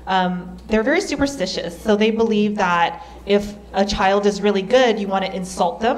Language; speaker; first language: English; native; English